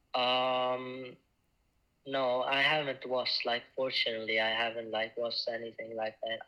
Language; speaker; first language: English; non-native, fluent; Icelandic